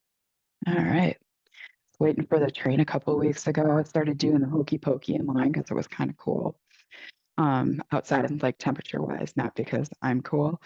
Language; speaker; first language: English; native; English